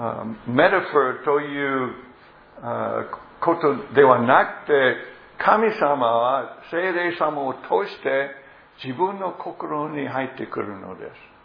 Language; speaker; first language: Japanese; non-native, fluent; English